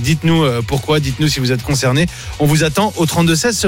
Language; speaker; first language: French; native; French